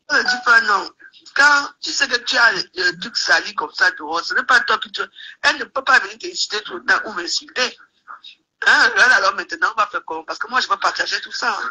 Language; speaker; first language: French; native; French